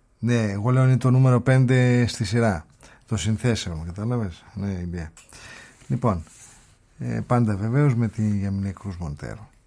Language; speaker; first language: Greek; native; Greek